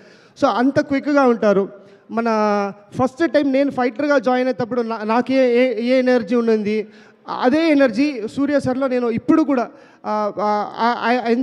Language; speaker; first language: Telugu; non-native, learner; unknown